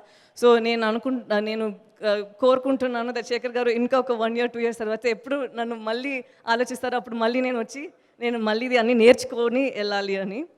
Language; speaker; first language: Telugu; non-native, fluent; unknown